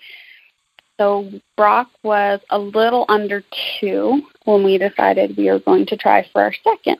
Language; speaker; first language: English; native; English